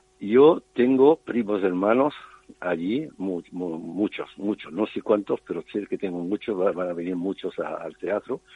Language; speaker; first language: Spanish; native; Spanish